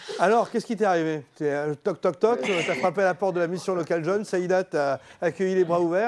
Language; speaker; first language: French; native; French